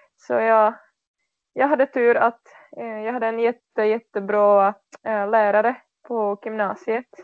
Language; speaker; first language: Swedish; non-native, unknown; Czech